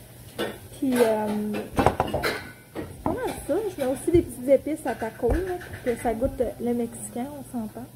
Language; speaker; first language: French; native; French